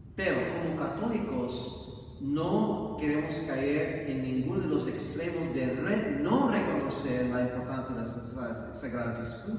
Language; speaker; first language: Spanish; non-native, fluent; English